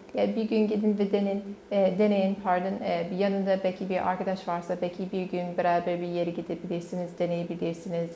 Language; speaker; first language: Turkish; non-native, learner; English